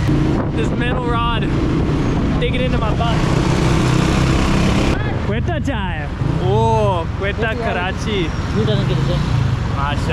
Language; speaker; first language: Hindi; non-native, fluent; English